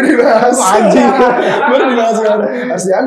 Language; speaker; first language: Indonesian; native; Indonesian